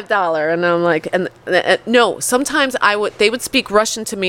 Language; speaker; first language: English; early bilingual, other home language; Polish